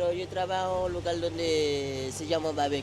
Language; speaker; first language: Spanish; non-native, learner; Haitian Creole